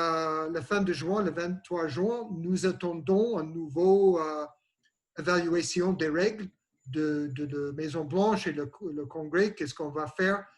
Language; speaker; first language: French; non-native, learner; English